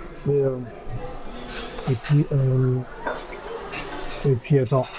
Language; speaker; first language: French; native; French